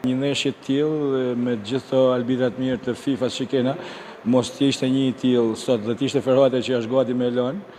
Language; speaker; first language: Albanian; native; Albanian